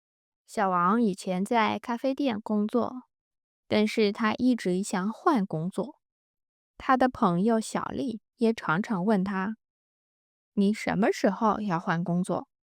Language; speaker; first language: Chinese; non-native, fluent; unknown